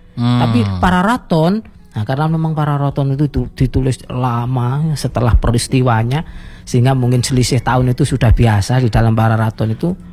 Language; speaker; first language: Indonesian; non-native, local second language; Javanese